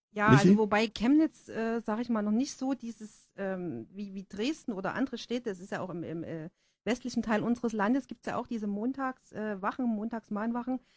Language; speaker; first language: German; native; German